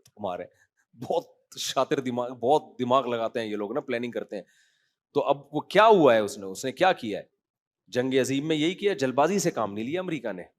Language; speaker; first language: Urdu; native; Urdu